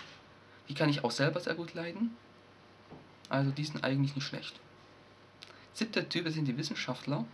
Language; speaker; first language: German; native; German